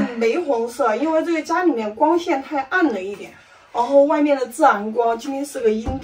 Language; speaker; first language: Chinese; native; Chinese